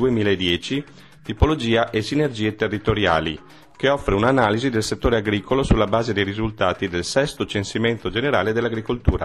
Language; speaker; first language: Italian; native; Italian